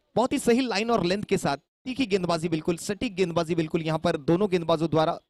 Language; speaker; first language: Hindi; non-native, local second language; Marathi